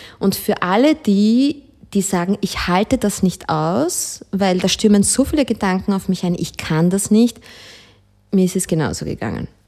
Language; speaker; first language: German; early bilingual, other home language; Spanish